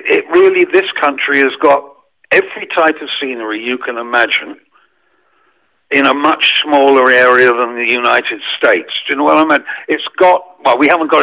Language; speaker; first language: English; native; English